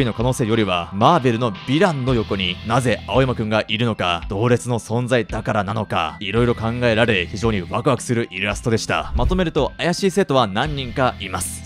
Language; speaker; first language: Japanese; native; Japanese